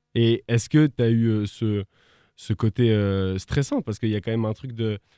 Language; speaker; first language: French; native; French